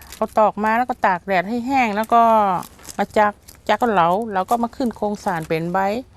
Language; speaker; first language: Thai; non-native, local second language; Shan